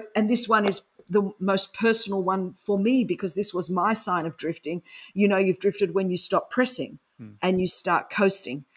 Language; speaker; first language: English; non-native, local second language; Greek